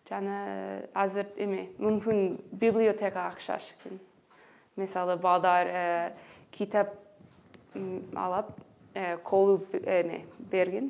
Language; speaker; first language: Kyrgyz; non-native, learner; English